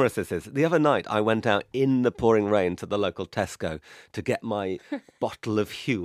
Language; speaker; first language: English; native; English